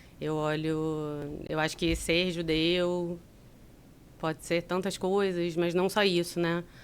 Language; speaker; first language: Portuguese; native; Portuguese